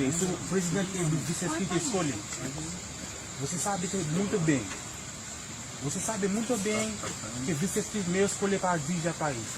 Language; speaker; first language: Portuguese; non-native, learner; Haitian Creole